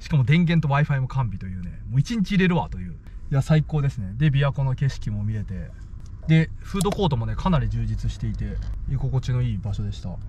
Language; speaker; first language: Japanese; native; Japanese